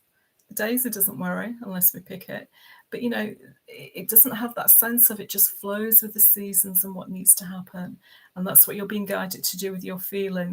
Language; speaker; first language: English; native; English